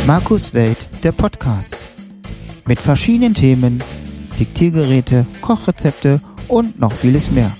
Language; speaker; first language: German; native; German